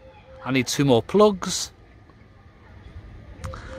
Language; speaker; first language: English; native; English